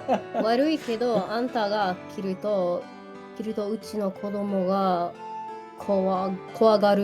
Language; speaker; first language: Japanese; non-native, learner; English